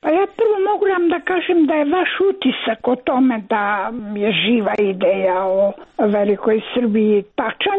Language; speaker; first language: Croatian; native; Croatian